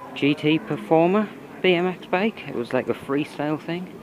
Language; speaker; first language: English; native; English